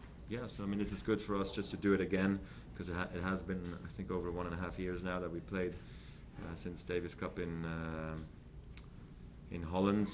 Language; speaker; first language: English; non-native, fluent; Swiss German